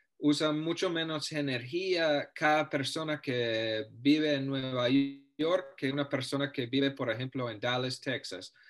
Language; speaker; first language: Spanish; non-native, fluent; English